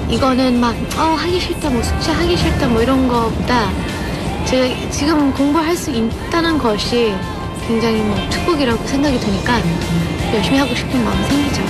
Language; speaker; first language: Korean; early bilingual, heritage; Korean